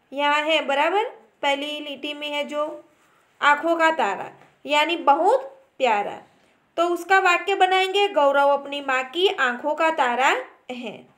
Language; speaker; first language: Hindi; non-native, local second language; Gujarati